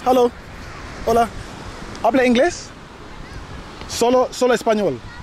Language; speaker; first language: Spanish; non-native, learner; English